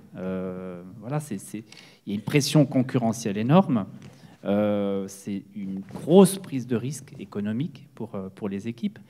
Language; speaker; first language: French; native; French